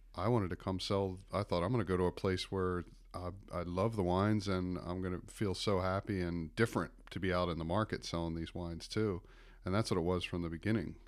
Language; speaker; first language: English; native; English